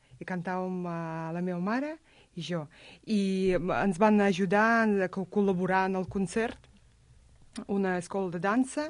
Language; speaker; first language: Catalan; non-native, fluent; Russian